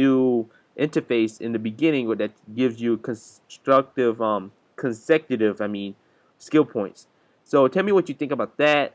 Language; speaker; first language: English; native; English